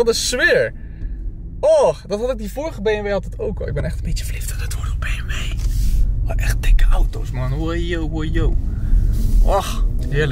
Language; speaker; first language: Dutch; native; Dutch